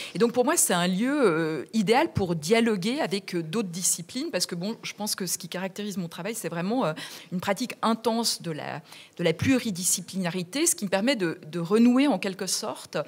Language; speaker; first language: French; native; French